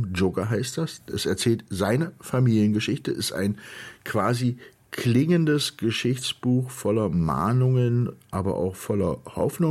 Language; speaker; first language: German; native; German